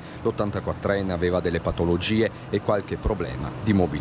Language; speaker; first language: Italian; native; Italian